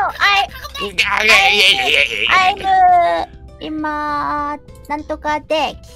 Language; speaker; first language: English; non-native, learner; Japanese